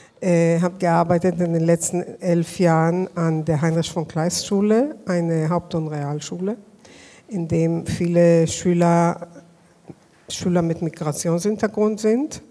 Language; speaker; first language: German; non-native, fluent; Hebrew